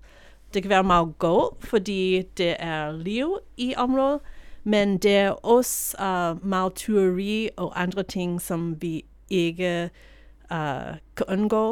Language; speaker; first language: Danish; non-native, fluent; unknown